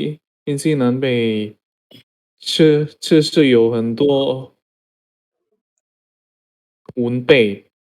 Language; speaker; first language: Chinese; non-native, learner; Indonesian